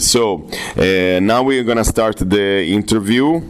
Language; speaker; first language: English; non-native, fluent; Italian